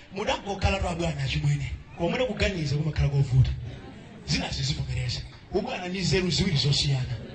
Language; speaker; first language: Nyanja; native; Nyanja